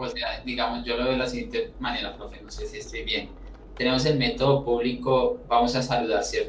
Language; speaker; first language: Spanish; native; Spanish